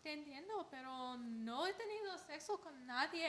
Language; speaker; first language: Spanish; non-native, learner; English